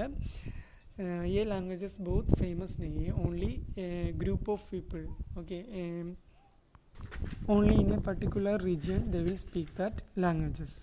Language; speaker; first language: Hindi; non-native, local second language; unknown